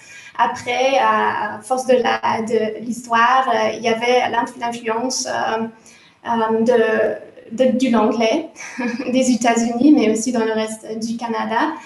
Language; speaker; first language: French; non-native, fluent; German